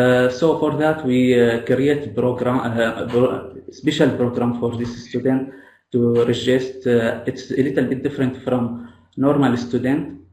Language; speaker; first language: English; non-native, fluent; Arabic